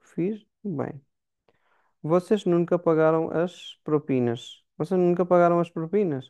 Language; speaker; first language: Portuguese; non-native, fluent; Hindi